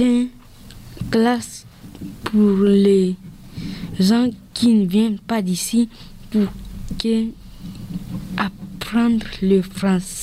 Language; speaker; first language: French; early bilingual, other home language; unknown